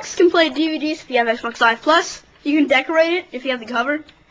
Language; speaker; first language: English; native; English